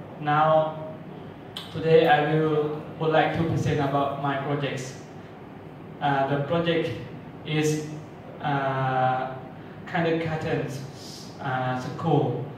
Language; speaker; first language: English; non-native, learner; Thai